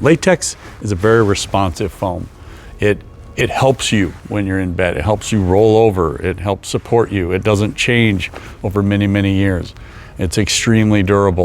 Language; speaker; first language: English; native; English